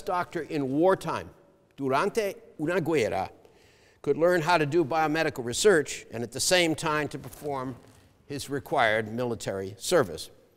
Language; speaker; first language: English; native; English